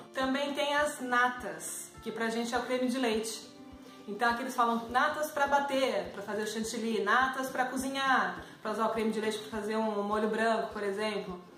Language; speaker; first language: Portuguese; native; Portuguese